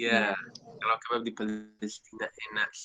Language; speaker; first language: Indonesian; non-native, fluent; Arabic